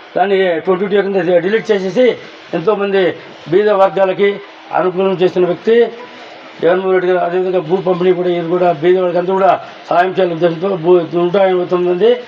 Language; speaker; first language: Telugu; native; Telugu